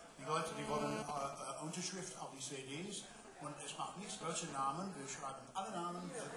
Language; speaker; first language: German; non-native, learner; English